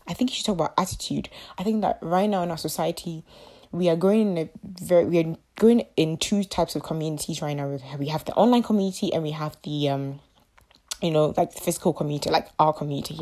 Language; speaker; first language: English; non-native, local second language; Akan